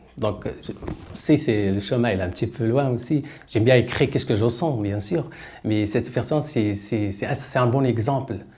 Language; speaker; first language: French; non-native, learner; Arabic